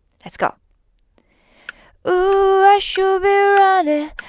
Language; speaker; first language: English; non-native, fluent; Chinese